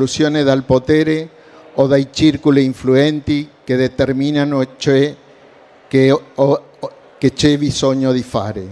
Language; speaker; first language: Italian; non-native, learner; Spanish